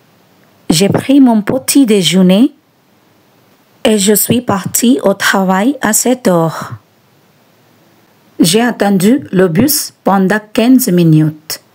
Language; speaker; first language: French; non-native, fluent; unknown